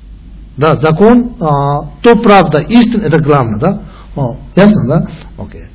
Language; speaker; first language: Russian; non-native, learner; Tibetan